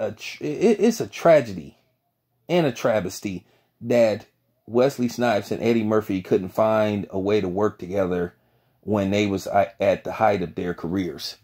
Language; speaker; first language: English; native; English